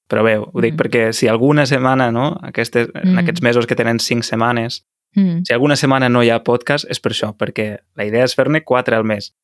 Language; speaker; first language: Catalan; native; Catalan